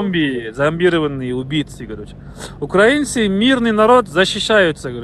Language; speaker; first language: Russian; non-native, local second language; Kazakh